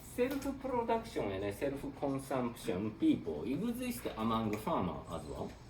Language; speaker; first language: English; non-native, learner; Japanese